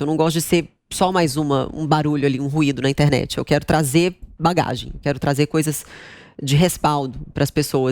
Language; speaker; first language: Portuguese; native; Portuguese